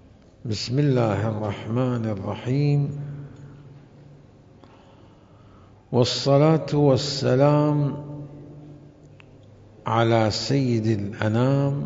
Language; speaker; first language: Arabic; native; Arabic